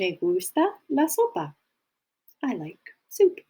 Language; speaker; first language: Spanish; non-native, fluent; English